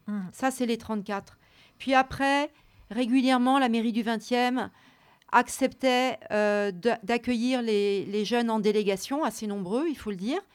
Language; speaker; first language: French; native; French